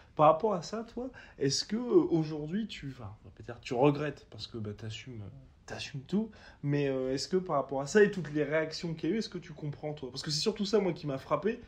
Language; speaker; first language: French; native; French